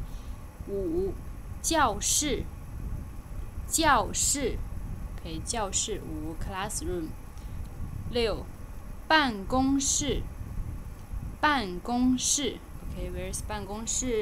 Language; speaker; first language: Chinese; non-native, fluent; Lao